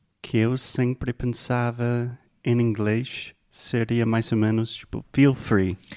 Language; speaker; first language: Portuguese; non-native, fluent; English